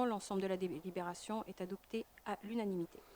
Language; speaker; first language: French; native; French